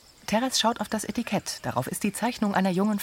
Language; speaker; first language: German; native; German